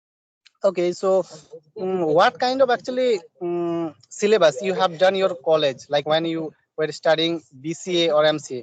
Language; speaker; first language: English; non-native, learner; Bangla